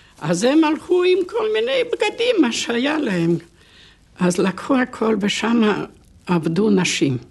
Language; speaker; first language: Hebrew; non-native, fluent; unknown